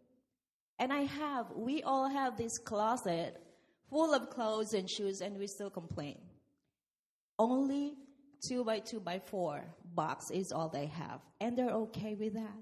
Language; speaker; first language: English; non-native, local second language; Filipino